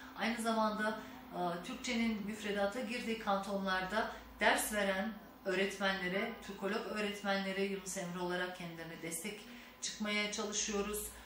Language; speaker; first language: Turkish; native; Turkish